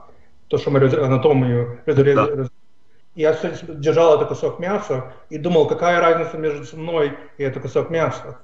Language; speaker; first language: Russian; non-native, fluent; English